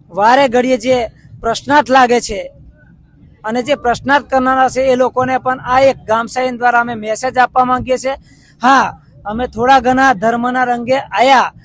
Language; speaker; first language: Gujarati; non-native, local second language; Rathawi